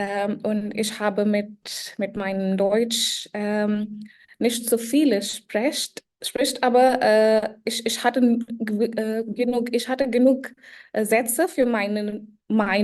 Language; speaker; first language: German; non-native, learner; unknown